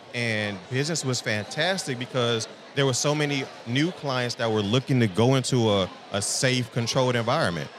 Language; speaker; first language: English; native; English